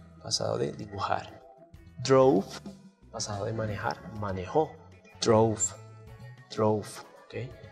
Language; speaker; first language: Spanish; native; Spanish